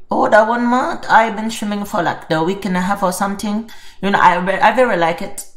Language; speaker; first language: English; non-native, learner; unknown